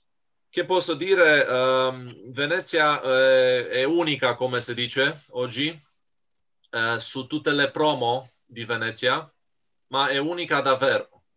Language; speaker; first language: Italian; non-native, fluent; Romanian